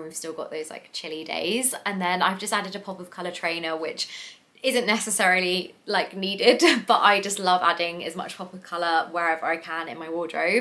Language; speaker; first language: English; native; English